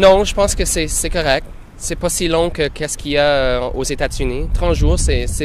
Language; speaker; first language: French; non-native, local second language; English